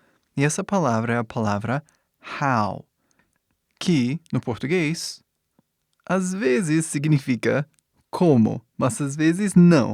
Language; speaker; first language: Portuguese; non-native, fluent; English